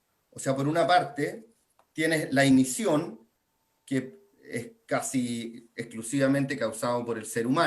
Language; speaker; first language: Spanish; native; Spanish